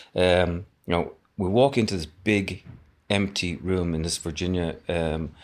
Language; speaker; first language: English; native; English